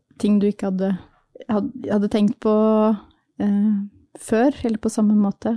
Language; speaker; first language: Norwegian; native; Norwegian